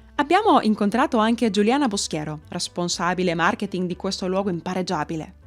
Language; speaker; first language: Italian; early bilingual, heritage; Italian